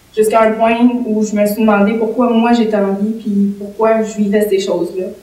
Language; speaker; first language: French; native; French